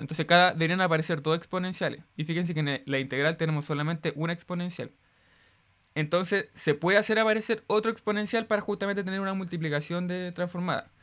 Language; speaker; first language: Spanish; native; Spanish